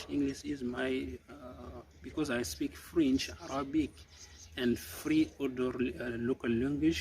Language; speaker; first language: English; non-native, learner; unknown